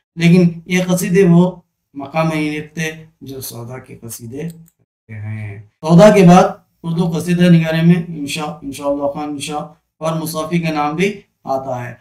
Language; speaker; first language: Urdu; native; Urdu